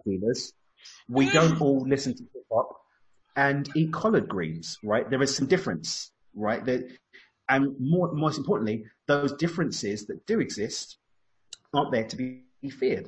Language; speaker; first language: English; native; English